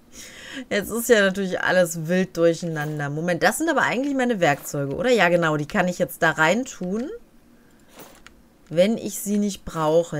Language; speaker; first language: German; native; German